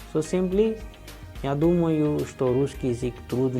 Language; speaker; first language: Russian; non-native, fluent; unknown